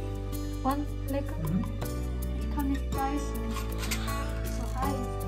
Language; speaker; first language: German; early bilingual, other home language; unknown